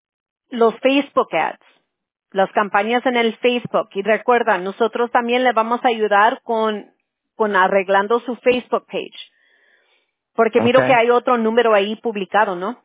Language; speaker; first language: Spanish; early bilingual, heritage; Spanish